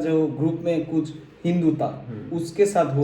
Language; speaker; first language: Hindi; non-native, fluent; Bangla